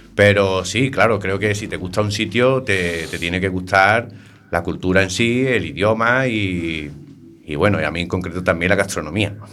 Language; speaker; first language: Spanish; native; Spanish